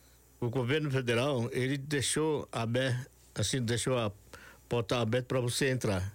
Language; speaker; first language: Portuguese; non-native, local second language; Yanomámi